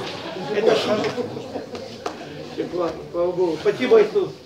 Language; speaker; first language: Russian; native; Russian